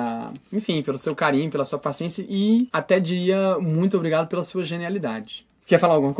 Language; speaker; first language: Portuguese; native; Portuguese